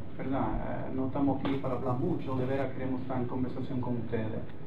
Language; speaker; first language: Spanish; early bilingual, heritage; Spanish